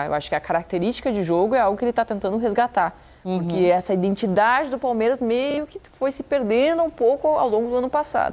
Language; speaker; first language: Portuguese; native; Portuguese